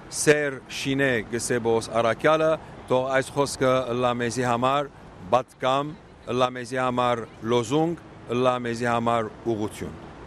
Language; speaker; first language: Armenian; early bilingual, heritage; Armenian